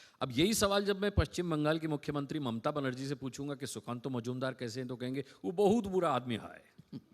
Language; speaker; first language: Hindi; native; Hindi